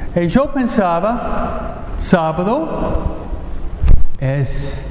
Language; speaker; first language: Spanish; non-native, fluent; English